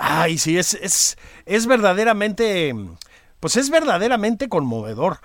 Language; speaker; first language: Spanish; native; Spanish